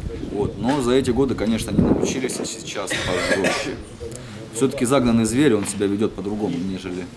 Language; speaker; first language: Russian; native; Russian